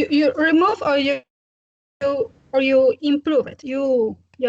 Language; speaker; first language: English; non-native, fluent; Spanish